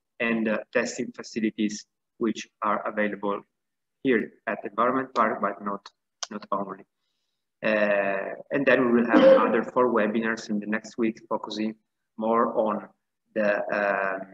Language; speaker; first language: English; non-native, fluent; Italian